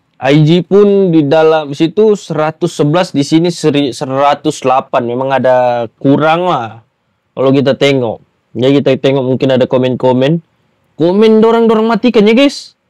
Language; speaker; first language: Malay; native; Malay